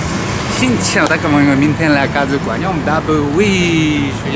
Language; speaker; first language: Vietnamese; non-native, learner; Japanese